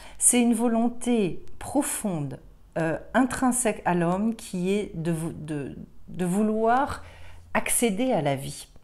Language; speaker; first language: French; native; French